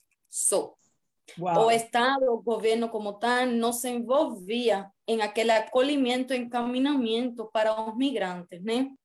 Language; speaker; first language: Portuguese; non-native, fluent; Spanish